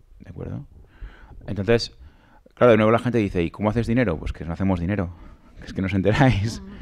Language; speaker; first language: Spanish; native; Spanish